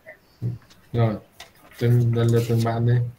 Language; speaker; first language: Vietnamese; native; Vietnamese